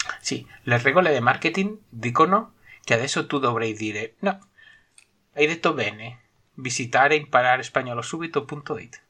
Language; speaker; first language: Italian; non-native, learner; Spanish